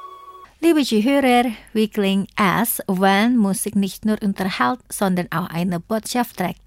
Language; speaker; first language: German; non-native, learner; Indonesian